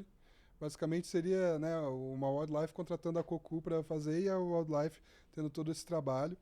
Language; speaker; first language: Portuguese; native; Portuguese